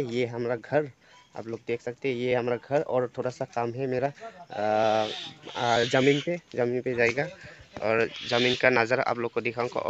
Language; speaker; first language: Hindi; non-native, local second language; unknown